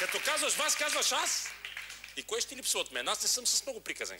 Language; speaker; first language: Bulgarian; native; Bulgarian